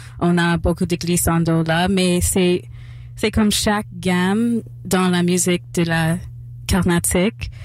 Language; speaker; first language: French; non-native, local second language; English